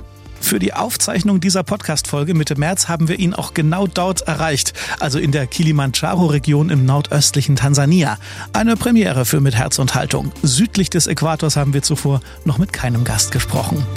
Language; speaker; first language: German; native; German